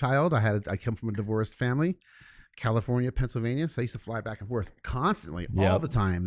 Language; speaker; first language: English; native; English